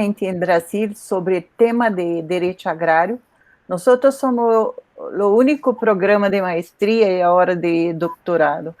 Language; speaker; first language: Spanish; non-native, learner; Portuguese